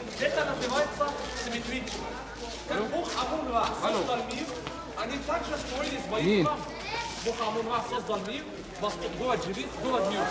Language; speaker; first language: Russian; non-native, learner; Arabic